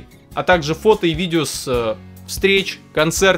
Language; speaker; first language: Russian; native; Russian